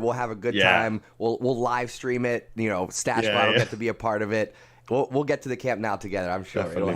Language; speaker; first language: English; native; English